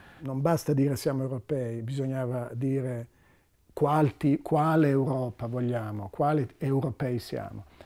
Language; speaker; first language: Italian; native; Italian